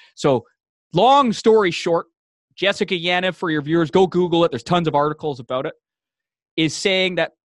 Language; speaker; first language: English; native; English